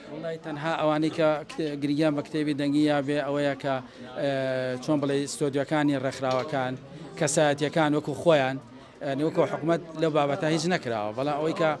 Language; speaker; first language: Central Kurdish; native; Central Kurdish